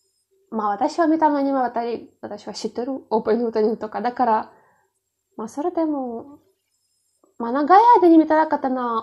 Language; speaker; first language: Japanese; non-native, learner; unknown